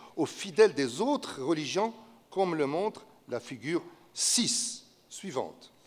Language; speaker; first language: French; non-native, local second language; Arabic